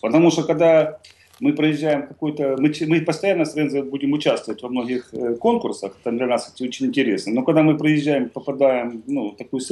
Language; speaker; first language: Russian; native; Russian